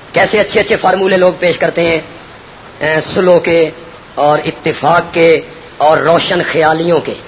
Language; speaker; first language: Urdu; non-native, local second language; Punjabi